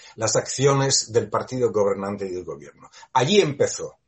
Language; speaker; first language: Spanish; non-native, fluent; Polish